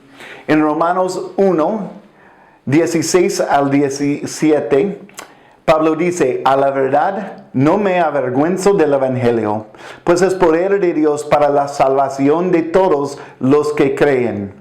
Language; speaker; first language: Spanish; non-native, fluent; English